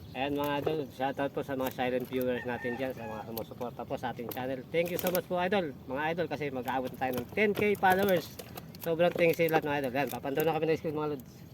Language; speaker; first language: Filipino; native; Filipino